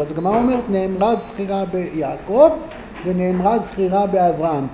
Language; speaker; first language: Hebrew; native; Hebrew